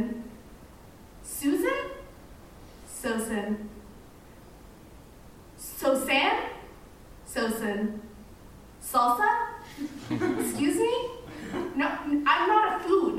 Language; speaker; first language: English; non-native, fluent; Arabic